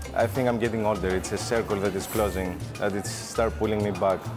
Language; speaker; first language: English; non-native, fluent; Greek